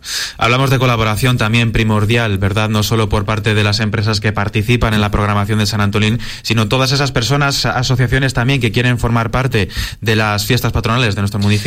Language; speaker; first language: Spanish; native; Spanish